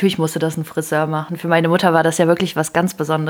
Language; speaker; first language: German; early bilingual, other home language; Ukrainian